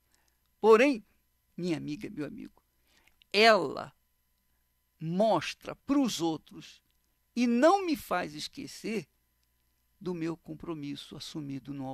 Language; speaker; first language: Portuguese; native; Portuguese